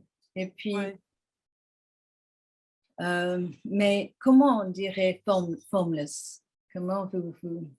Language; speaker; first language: French; non-native, fluent; English